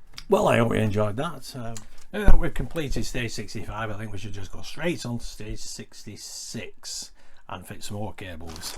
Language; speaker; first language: English; native; English